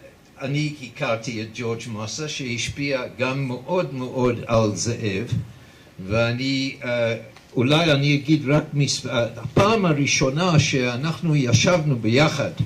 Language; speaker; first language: Hebrew; non-native, fluent; English